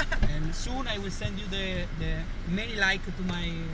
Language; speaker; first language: English; non-native, fluent; Italian